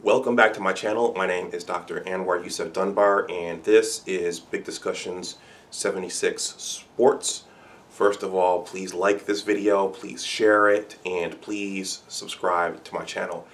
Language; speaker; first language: English; native; English